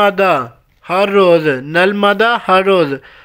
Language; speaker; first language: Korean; non-native, learner; Hindi